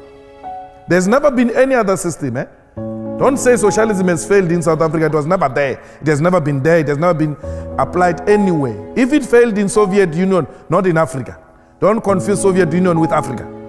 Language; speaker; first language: English; non-native, local second language; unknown